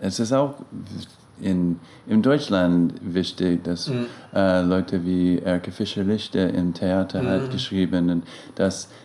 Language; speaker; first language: German; non-native, learner; English